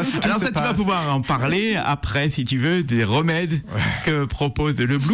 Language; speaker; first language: French; native; French